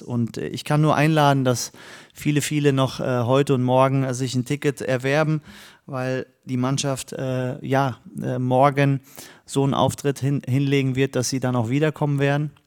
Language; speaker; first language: German; native; German